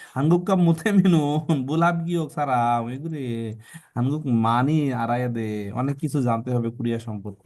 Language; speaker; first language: Bangla; native; Bangla